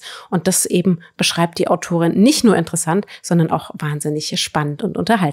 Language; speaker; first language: German; native; German